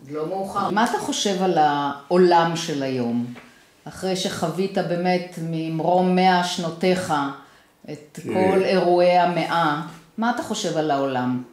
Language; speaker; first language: Hebrew; native; Hebrew